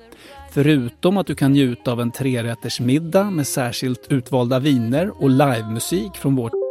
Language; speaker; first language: Swedish; native; Swedish